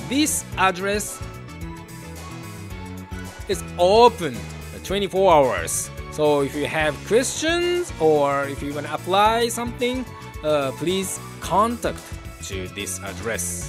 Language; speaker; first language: English; non-native, learner; Japanese